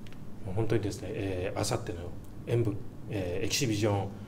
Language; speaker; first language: Japanese; native; Japanese